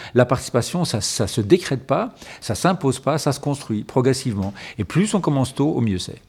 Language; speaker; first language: French; native; French